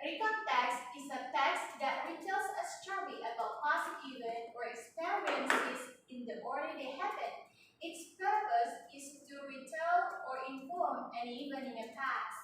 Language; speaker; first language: English; non-native, learner; Indonesian